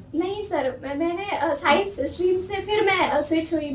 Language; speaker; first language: Hindi; native; Hindi